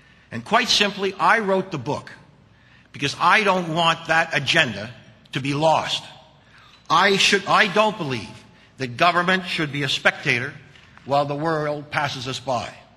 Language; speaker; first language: English; native; English